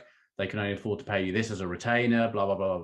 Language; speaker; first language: English; native; English